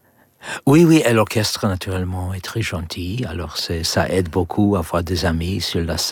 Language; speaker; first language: French; non-native, learner; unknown